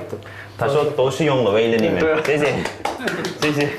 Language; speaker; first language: Chinese; non-native, fluent; Turkish